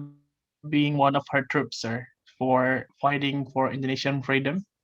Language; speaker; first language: English; non-native, learner; Indonesian